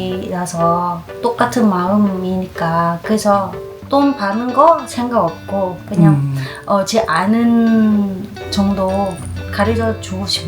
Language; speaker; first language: Korean; non-native, learner; Vietnamese